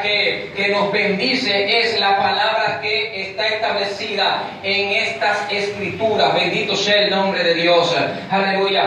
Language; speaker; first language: Spanish; native; Spanish